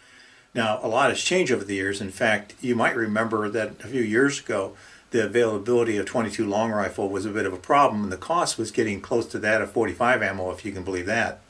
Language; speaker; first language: English; native; English